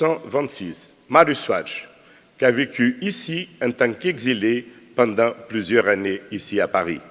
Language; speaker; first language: French; non-native, fluent; Portuguese